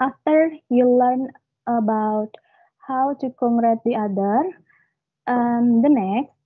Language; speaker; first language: English; non-native, learner; Indonesian